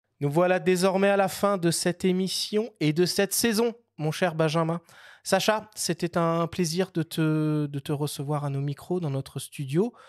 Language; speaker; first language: French; native; French